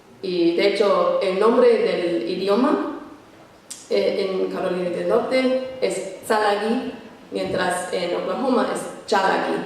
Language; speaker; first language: Spanish; non-native, fluent; English